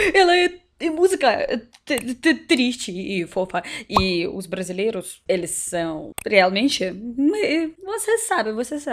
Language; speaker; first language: Portuguese; non-native, learner; Russian